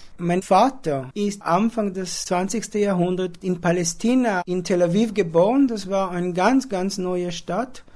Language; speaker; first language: German; non-native, fluent; Hebrew